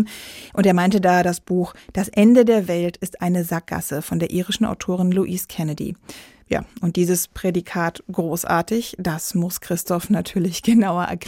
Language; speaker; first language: German; native; German